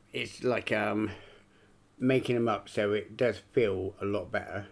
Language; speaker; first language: English; native; English